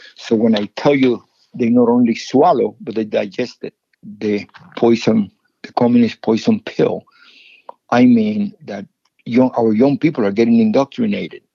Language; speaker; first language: English; non-native, fluent; Spanish